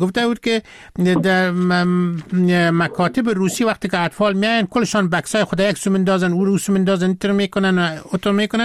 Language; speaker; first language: Persian; native; Persian